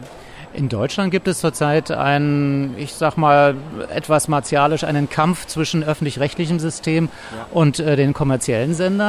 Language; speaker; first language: German; native; German